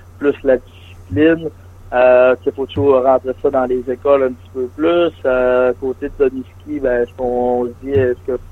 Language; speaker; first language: French; native; French